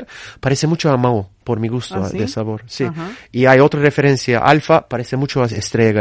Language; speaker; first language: Spanish; non-native, fluent; Turkish